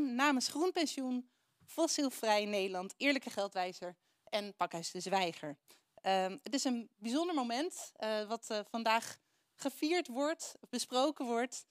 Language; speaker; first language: Dutch; native; Dutch